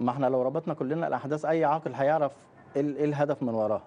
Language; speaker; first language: Arabic; native; Arabic